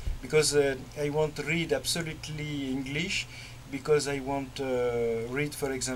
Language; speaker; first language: English; non-native, learner; French